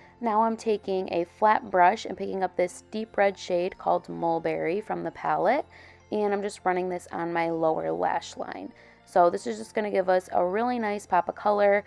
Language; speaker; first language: English; native; English